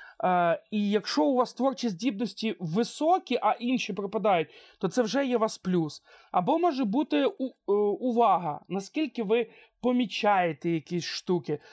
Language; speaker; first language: Ukrainian; non-native, local second language; Russian